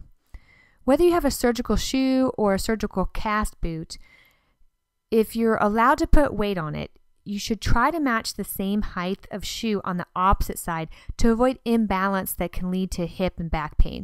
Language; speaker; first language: English; native; English